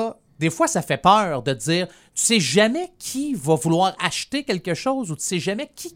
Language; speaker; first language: French; native; French